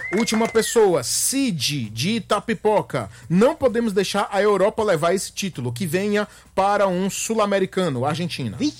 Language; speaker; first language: Portuguese; native; Portuguese